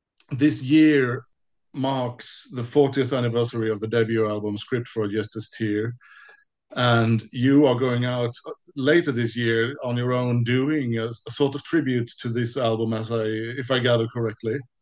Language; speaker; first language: English; non-native, fluent; Swedish